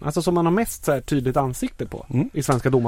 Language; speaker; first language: Swedish; native; Swedish